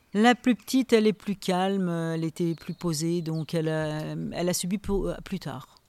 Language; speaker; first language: French; native; French